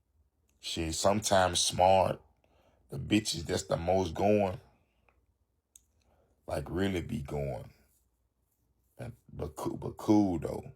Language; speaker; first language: English; native; English